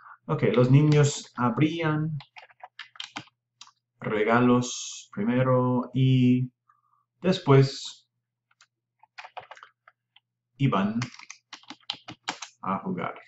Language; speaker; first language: Spanish; non-native, fluent; English